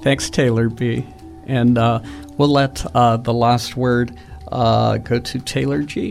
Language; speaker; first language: English; native; English